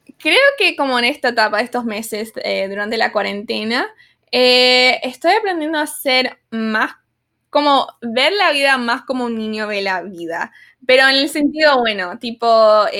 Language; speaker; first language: Spanish; early bilingual, other home language; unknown